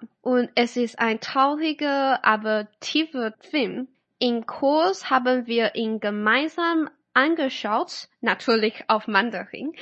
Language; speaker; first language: German; non-native, fluent; Chinese